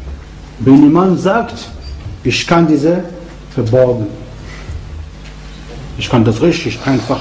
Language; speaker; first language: German; non-native, fluent; Arabic